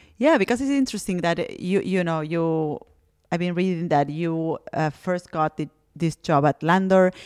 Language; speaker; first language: English; non-native, fluent; Spanish